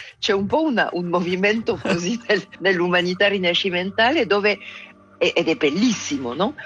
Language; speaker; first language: Italian; non-native, fluent; French